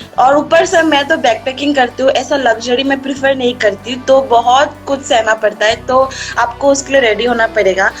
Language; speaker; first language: Hindi; non-native, local second language; Assamese